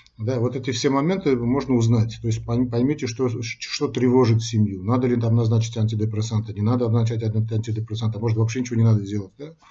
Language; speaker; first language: Russian; non-native, local second language; Armenian